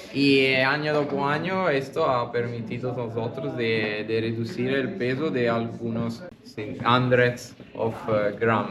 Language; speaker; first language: Spanish; non-native, learner; Italian